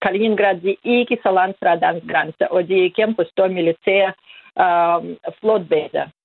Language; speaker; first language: Danish; non-native, fluent; Russian